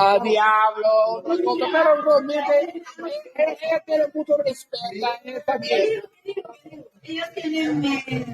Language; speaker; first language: Spanish; non-native, learner; English